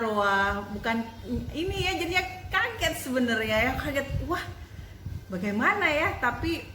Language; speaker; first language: Indonesian; native; Indonesian